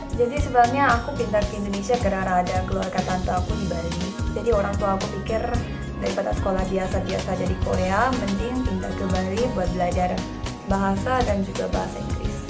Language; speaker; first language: Indonesian; early bilingual, other home language; Korean